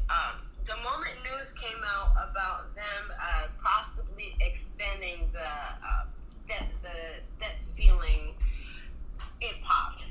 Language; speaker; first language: English; native; English